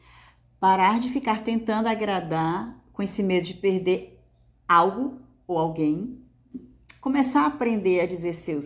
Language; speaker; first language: Portuguese; native; Portuguese